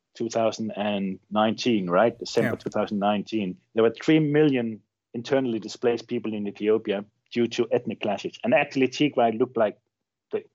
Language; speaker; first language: English; non-native, fluent; Danish